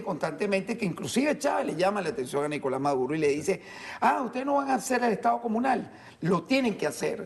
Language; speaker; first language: Spanish; native; Spanish